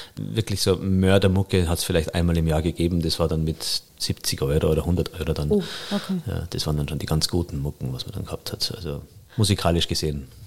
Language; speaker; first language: German; native; German